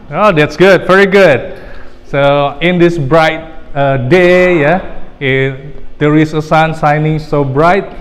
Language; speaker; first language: English; non-native, fluent; Indonesian